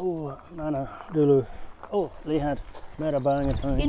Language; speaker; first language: Indonesian; non-native, learner; English